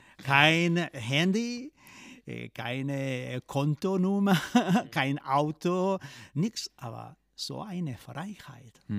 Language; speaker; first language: German; non-native, fluent; Spanish